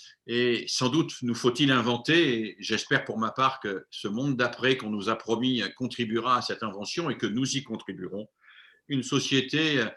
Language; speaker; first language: French; native; French